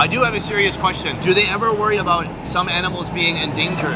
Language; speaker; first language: English; native; English